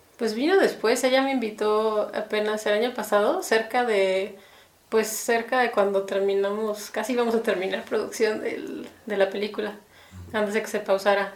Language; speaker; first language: Spanish; native; Spanish